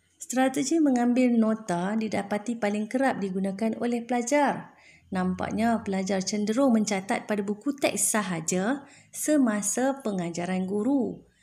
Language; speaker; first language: Malay; native; Malay